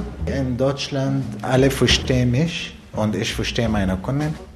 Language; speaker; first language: German; non-native, learner; Arabic